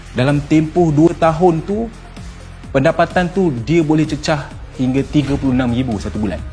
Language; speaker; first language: Malay; native; Malay